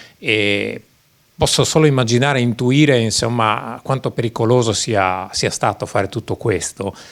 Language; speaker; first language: Italian; native; Italian